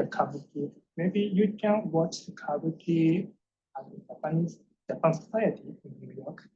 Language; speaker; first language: English; non-native, fluent; Japanese